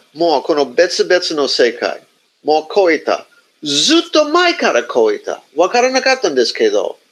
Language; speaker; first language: Japanese; non-native, learner; English